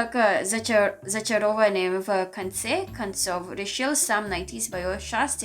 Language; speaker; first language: Russian; non-native, learner; Filipino